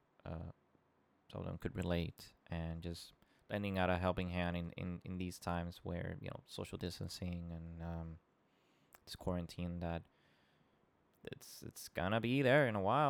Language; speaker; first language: English; non-native, local second language; Spanish